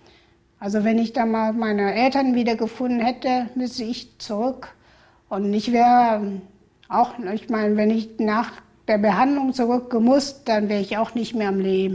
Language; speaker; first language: German; early bilingual, other home language; Vietnamese